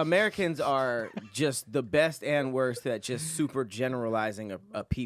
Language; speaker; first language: English; native; English